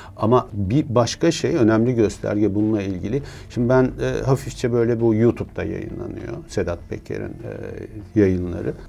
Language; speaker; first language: Turkish; native; Turkish